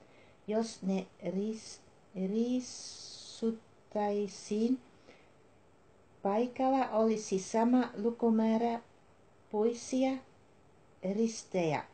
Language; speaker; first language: Finnish; non-native, learner; Dutch